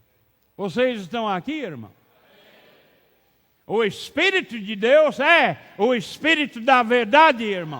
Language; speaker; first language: Portuguese; non-native, learner; English